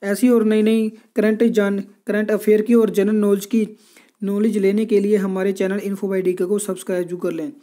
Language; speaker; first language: Hindi; non-native, local second language; Punjabi